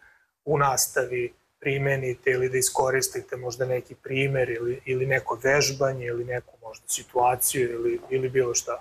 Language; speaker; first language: Serbian; native; Serbian